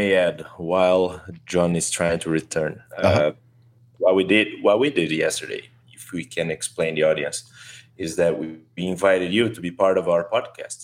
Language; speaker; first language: English; non-native, fluent; Portuguese